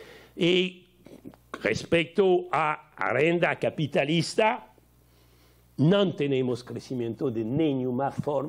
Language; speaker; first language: Portuguese; non-native, learner; French